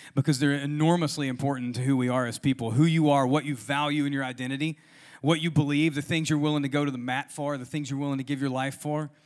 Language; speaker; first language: English; native; English